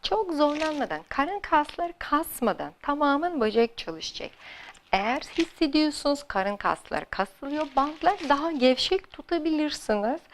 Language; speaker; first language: Turkish; non-native, learner; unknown